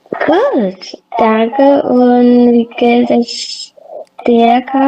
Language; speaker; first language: German; non-native, learner; Indonesian